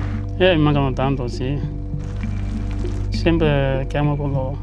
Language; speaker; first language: Italian; non-native, learner; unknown